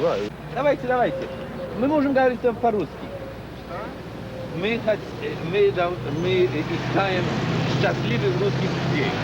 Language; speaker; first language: Russian; non-native, learner; English